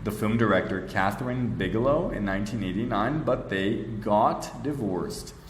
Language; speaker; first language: English; non-native, fluent; Portuguese